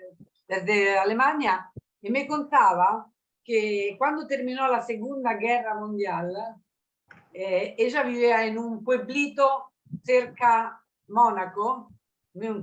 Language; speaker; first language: Spanish; non-native, learner; Italian